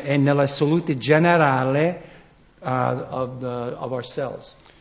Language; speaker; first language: Italian; non-native, learner; English